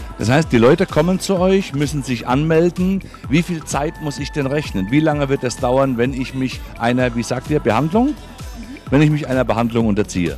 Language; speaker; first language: German; native; German